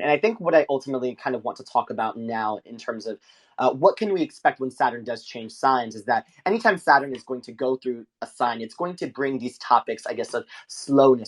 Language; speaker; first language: English; native; English